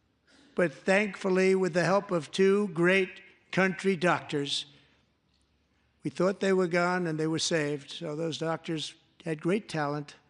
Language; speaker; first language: English; native; English